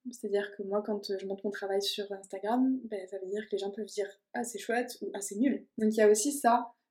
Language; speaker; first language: French; native; French